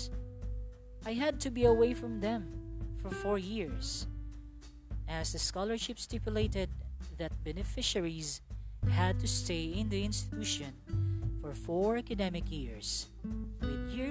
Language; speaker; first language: English; non-native, local second language; Cebuano